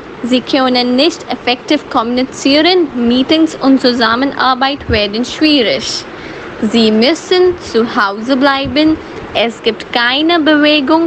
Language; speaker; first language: German; non-native, fluent; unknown